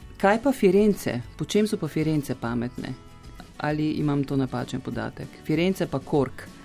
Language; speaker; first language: Slovenian; native; Slovenian